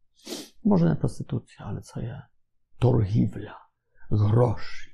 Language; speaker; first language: Ukrainian; non-native, fluent; Polish